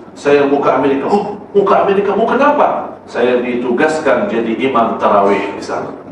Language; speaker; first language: Malay; non-native, fluent; Arabic